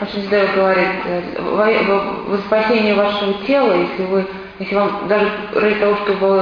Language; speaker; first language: Russian; native; Russian